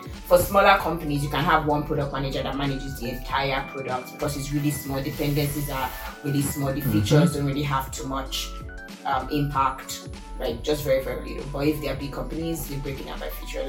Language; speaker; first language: English; non-native, local second language; Yoruba